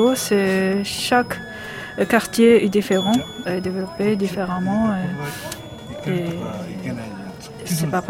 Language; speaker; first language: French; non-native, learner; Japanese